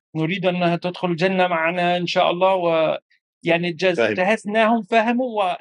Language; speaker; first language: Arabic; non-native, fluent; German